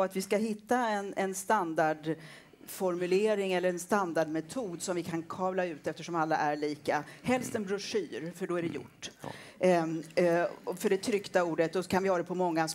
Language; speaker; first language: Swedish; native; Swedish